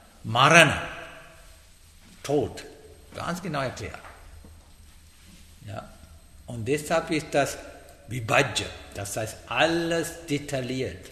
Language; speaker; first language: German; non-native, learner; Sinhala